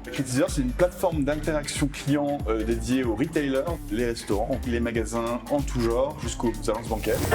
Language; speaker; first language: French; native; French